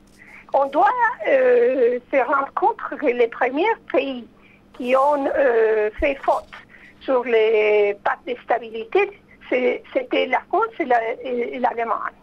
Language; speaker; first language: French; non-native, fluent; Spanish